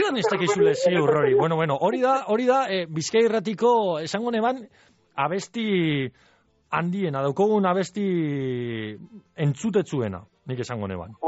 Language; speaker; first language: Basque; native; Basque